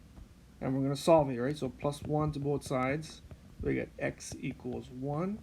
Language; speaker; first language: English; native; English